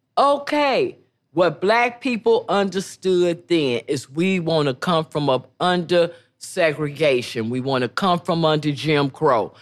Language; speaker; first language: English; native; English